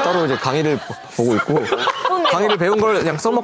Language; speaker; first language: Korean; native; Korean